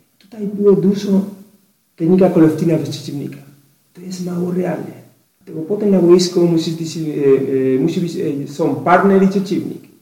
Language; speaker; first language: Polish; non-native, learner; Spanish